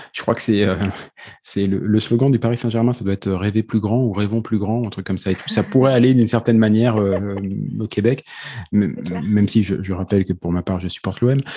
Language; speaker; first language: French; native; French